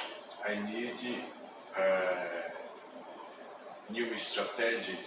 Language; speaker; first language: English; non-native, learner; Portuguese